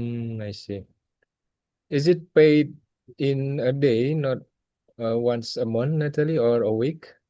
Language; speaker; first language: English; non-native, fluent; Indonesian